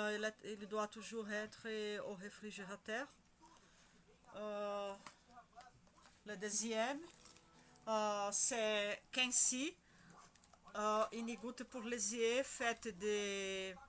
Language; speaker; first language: French; non-native, learner; Spanish